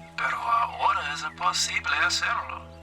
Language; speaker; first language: Spanish; non-native, learner; English